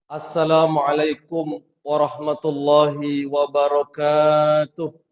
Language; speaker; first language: Indonesian; native; Indonesian